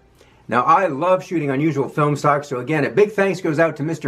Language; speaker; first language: English; native; English